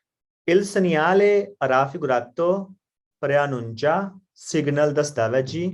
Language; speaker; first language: Italian; non-native, learner; Punjabi